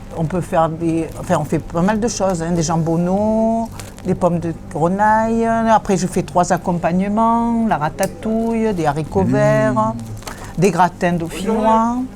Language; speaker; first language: French; early bilingual, other home language; Italian